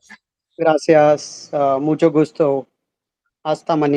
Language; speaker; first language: Spanish; non-native, learner; Hindi